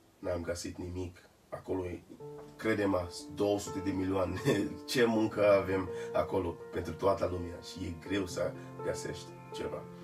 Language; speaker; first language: Romanian; non-native, learner; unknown